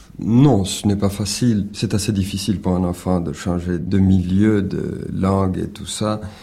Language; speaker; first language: French; early bilingual, other home language; Spanish